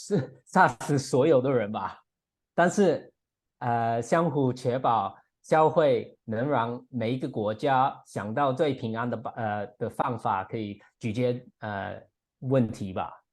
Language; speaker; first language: Chinese; non-native, fluent; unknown